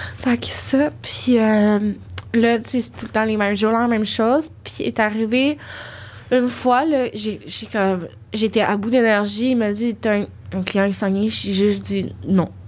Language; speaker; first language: French; native; French